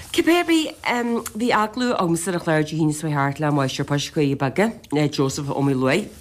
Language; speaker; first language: Irish; native; Irish